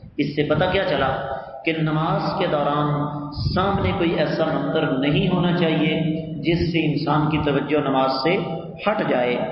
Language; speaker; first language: Urdu; non-native, local second language; Punjabi